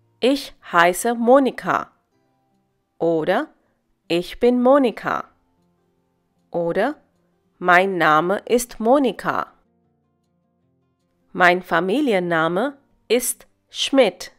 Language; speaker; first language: German; non-native, fluent; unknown